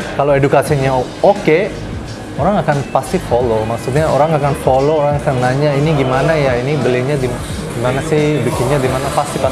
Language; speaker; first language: Indonesian; non-native, fluent; Bangla